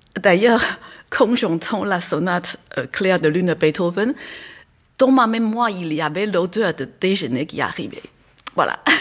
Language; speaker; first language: French; non-native, fluent; Chinese